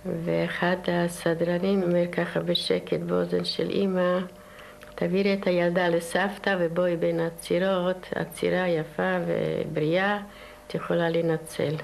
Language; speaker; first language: Hebrew; non-native, fluent; Yiddish